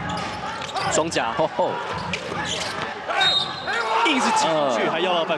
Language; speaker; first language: Chinese; native; Chinese